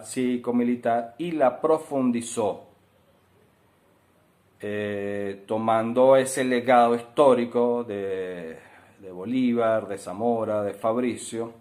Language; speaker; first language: Spanish; native; Spanish